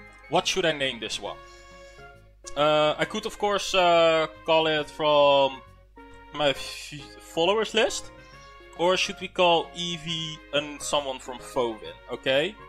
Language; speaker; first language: English; early bilingual, other home language; Dutch